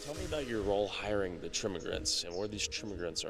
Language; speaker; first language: English; native; English